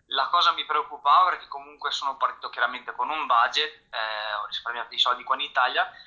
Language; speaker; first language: Italian; native; Italian